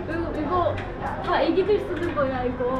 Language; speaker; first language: Korean; non-native, fluent; Turkish